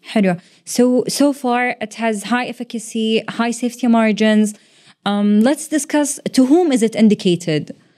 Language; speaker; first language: English; non-native, fluent; Arabic